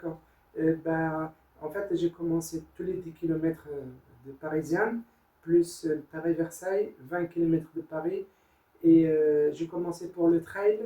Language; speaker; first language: French; non-native, learner; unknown